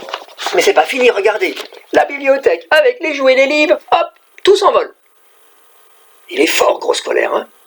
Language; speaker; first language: French; native; French